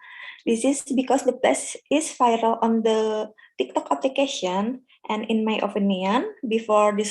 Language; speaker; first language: English; non-native, learner; Indonesian